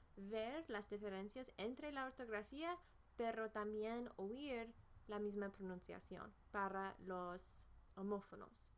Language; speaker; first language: Spanish; non-native, fluent; English